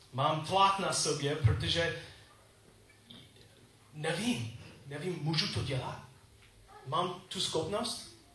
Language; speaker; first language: Czech; non-native, learner; English